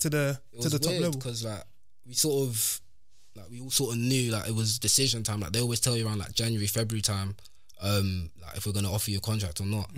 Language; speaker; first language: English; native; English